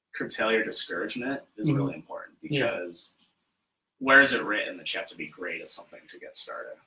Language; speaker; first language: English; native; English